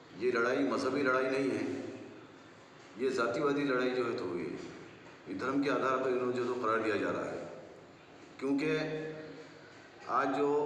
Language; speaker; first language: Urdu; native; Urdu